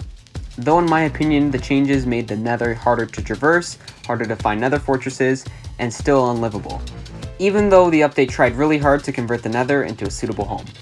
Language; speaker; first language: English; native; English